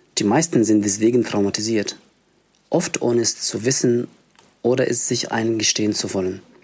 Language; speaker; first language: German; non-native, fluent; Arabic